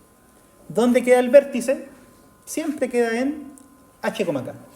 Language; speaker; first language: Spanish; native; Spanish